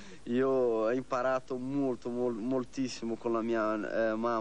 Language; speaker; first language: Italian; non-native, learner; Portuguese